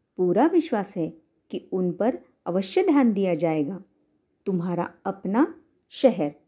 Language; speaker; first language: Hindi; non-native, local second language; Marathi